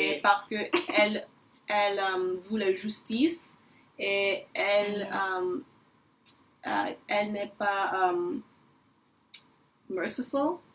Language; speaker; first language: French; non-native, learner; English